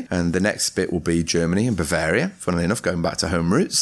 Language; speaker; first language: English; native; English